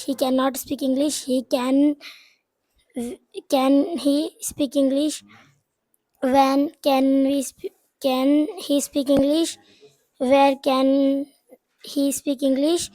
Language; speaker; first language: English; non-native, learner; Hindi